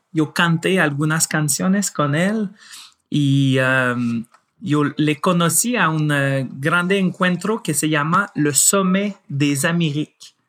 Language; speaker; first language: Spanish; non-native, fluent; French